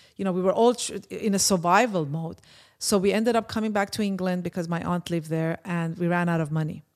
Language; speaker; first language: English; early bilingual, other home language; Persian